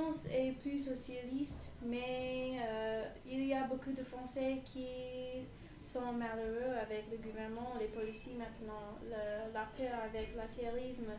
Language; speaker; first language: French; non-native, learner; English